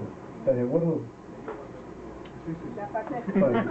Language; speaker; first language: Spanish; native; Spanish